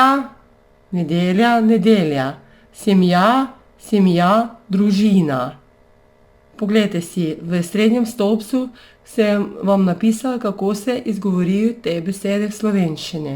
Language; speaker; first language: Slovenian; non-native, fluent; Russian